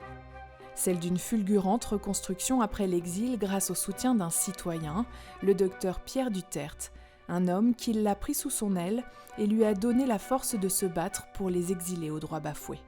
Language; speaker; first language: French; native; French